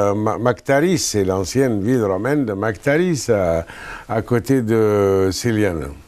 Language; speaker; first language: French; non-native, local second language; Arabic